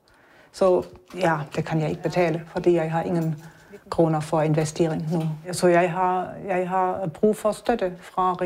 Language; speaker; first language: Danish; non-native, learner; German